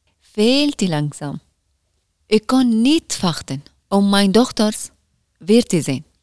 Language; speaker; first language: Dutch; non-native, learner; Arabic